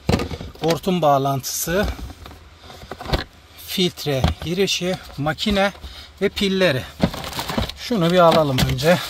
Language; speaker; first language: Turkish; native; Turkish